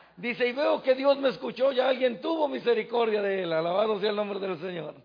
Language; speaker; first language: Spanish; native; Spanish